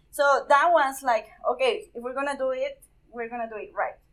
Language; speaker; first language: English; non-native, fluent; Spanish